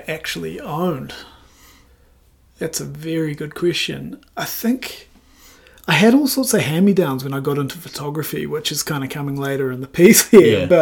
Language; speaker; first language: English; native; English